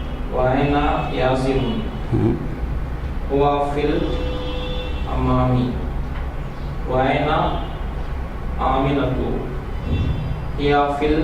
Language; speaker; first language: Arabic; non-native, learner; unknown